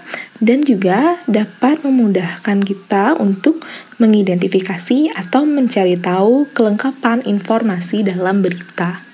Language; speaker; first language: Indonesian; native; Indonesian